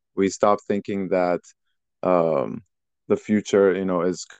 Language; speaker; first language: English; early bilingual, other home language; Persian